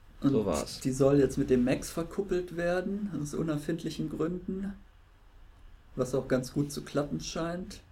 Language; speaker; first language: German; native; German